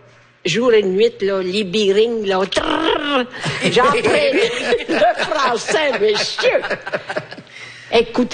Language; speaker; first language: French; non-native, fluent; Italian